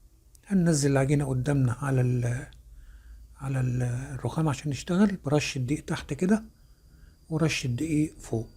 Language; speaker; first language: Arabic; native; Arabic